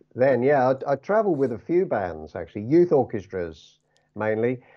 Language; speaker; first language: English; native; English